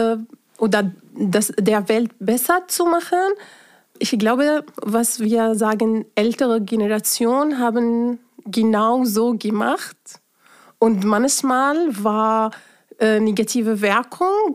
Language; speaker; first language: German; non-native, fluent; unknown